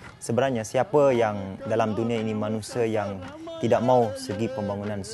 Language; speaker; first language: Malay; non-native, local second language; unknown